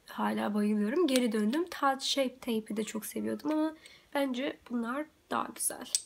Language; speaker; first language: Turkish; early bilingual, heritage; Turkish